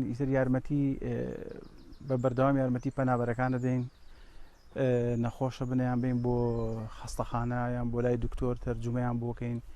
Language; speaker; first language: Central Kurdish; native; Central Kurdish